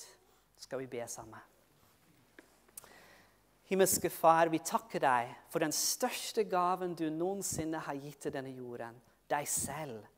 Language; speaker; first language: Norwegian; non-native, fluent; English